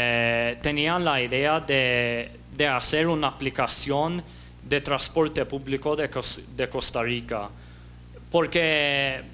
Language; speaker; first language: Spanish; non-native, fluent; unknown